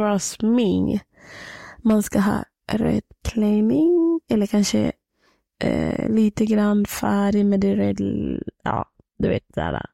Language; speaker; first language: Swedish; non-native, fluent; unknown